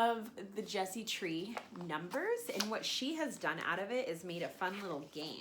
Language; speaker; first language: English; native; English